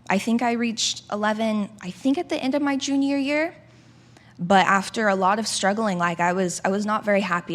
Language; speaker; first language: English; native; English